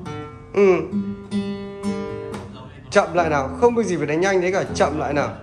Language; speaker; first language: Vietnamese; native; Vietnamese